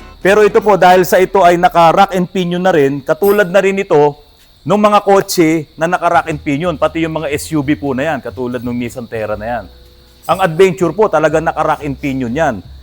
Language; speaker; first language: Filipino; native; Filipino